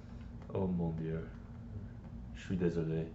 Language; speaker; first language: French; non-native, learner; English